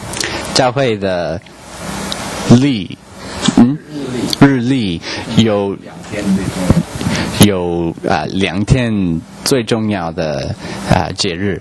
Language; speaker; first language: Chinese; non-native, learner; English